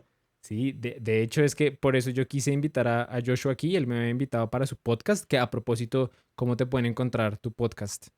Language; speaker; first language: Spanish; native; Spanish